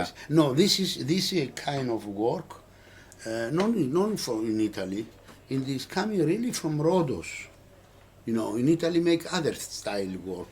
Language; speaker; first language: English; non-native, learner; Greek